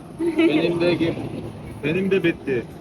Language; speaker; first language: Turkish; non-native, learner; Korean